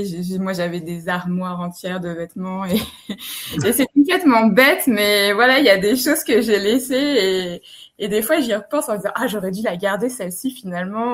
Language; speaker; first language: French; native; French